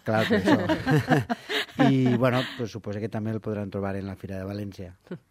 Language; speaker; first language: Catalan; non-native, local second language; Spanish